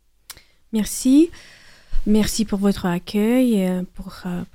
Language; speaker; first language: French; non-native, learner; Ukrainian